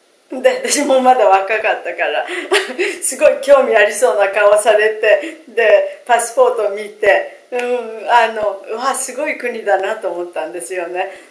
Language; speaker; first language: Japanese; native; Japanese